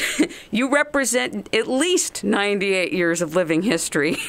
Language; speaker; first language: English; native; English